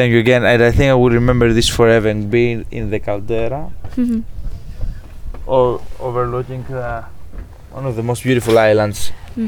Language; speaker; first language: English; non-native, fluent; Greek